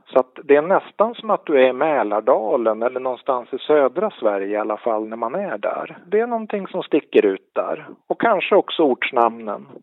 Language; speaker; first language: Swedish; native; Swedish